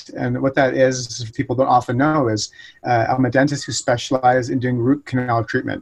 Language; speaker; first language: English; native; English